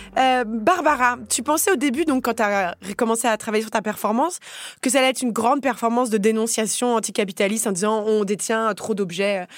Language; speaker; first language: French; native; French